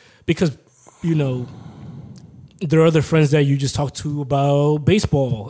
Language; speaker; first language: English; early bilingual, other home language; Spanish